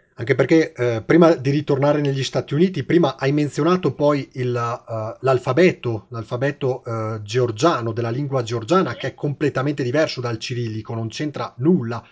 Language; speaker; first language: Italian; native; Italian